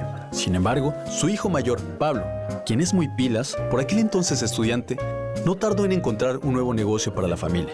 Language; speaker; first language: Spanish; native; Spanish